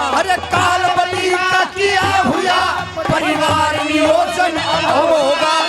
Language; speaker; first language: Hindi; native; Hindi